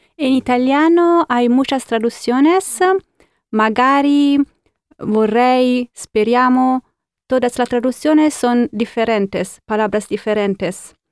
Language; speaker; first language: Spanish; non-native, learner; Italian